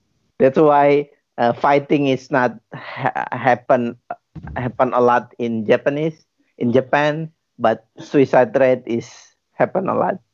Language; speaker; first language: English; non-native, learner; Indonesian